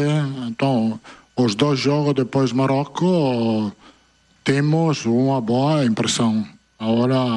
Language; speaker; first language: Portuguese; non-native, fluent; Italian